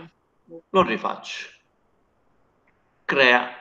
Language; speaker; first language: Italian; native; Italian